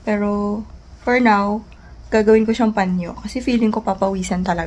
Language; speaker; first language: Filipino; native; Filipino